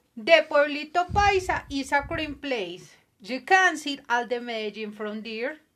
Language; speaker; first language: English; non-native, fluent; Spanish